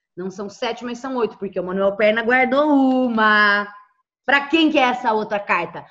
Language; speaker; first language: Portuguese; native; Portuguese